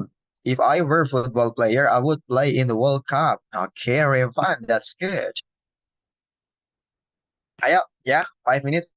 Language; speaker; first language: English; non-native, fluent; Indonesian